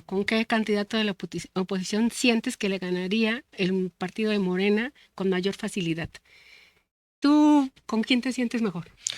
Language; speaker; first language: Spanish; native; Spanish